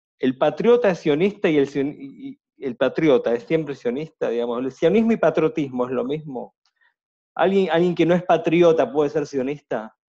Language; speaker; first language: Spanish; native; Spanish